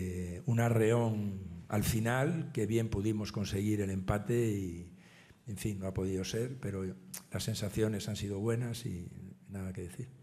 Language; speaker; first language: Spanish; native; Spanish